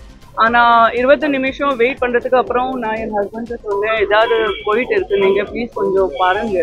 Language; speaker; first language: Tamil; non-native, fluent; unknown